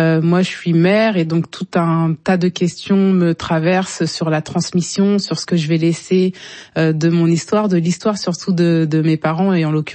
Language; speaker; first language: French; native; French